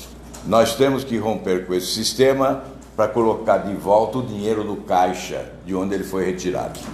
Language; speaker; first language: Portuguese; native; Portuguese